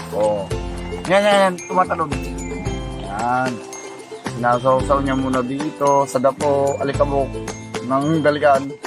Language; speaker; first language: Filipino; non-native, local second language; Iloko